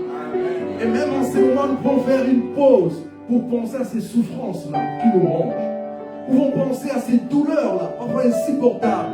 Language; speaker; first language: French; non-native, local second language; Lingala